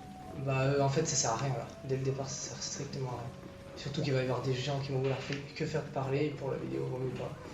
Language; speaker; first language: French; native; French